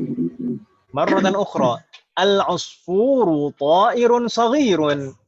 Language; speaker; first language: Arabic; non-native, fluent; Indonesian